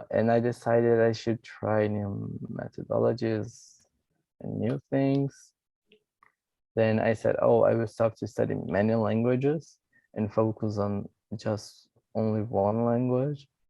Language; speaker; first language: English; non-native, fluent; Portuguese